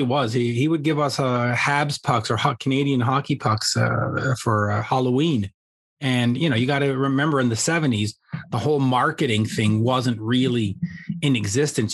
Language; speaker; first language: English; native; English